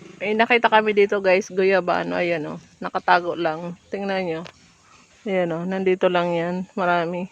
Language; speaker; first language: Filipino; non-native, local second language; Bikol